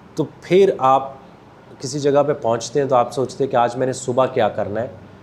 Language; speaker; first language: Urdu; non-native, local second language; Punjabi